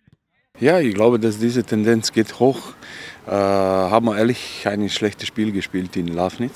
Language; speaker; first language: German; non-native, learner; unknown